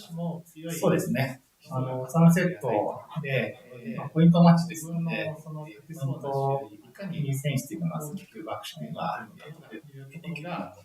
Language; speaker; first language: Japanese; native; Japanese